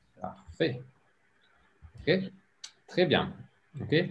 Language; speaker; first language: French; non-native, learner; English